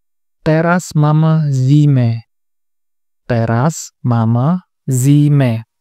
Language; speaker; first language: Polish; non-native, learner; Indonesian